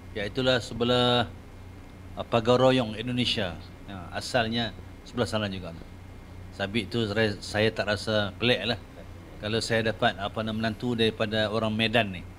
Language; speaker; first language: Malay; native; Malay